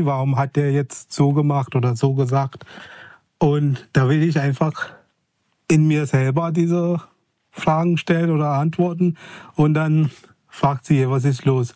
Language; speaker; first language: German; non-native, fluent; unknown